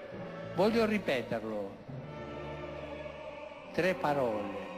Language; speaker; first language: Italian; non-native, fluent; Spanish